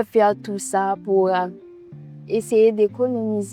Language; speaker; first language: French; non-native, local second language; Haitian Creole